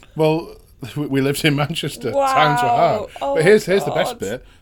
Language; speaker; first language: English; native; English